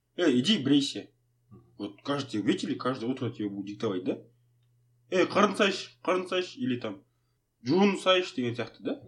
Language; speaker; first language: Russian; non-native, local second language; Kazakh